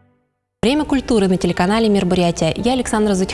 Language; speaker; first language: Russian; native; Russian